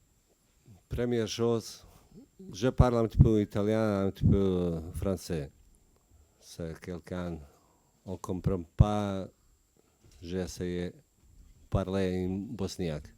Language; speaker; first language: French; non-native, learner; Bosnian